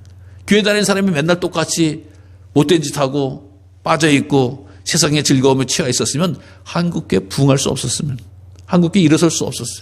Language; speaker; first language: Korean; native; Korean